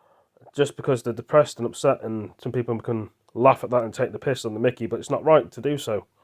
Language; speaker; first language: English; native; English